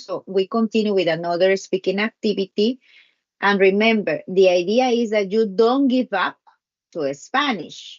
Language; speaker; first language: English; non-native, learner; Spanish